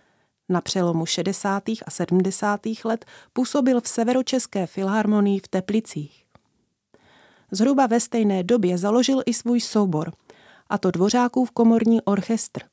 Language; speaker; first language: Czech; native; Czech